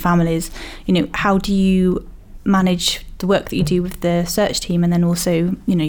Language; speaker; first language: English; native; English